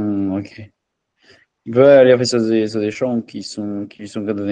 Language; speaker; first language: French; native; French